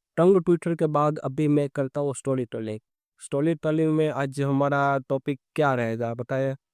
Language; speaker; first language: Hindi; non-native, local second language; Gujarati